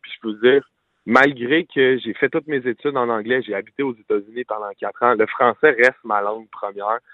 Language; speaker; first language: French; native; French